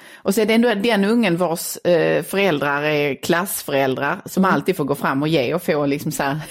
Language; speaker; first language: Swedish; native; Swedish